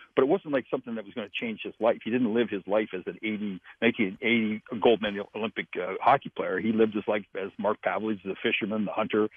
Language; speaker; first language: English; native; English